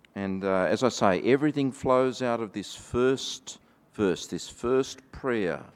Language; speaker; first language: English; native; English